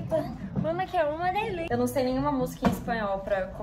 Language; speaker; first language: Portuguese; native; Portuguese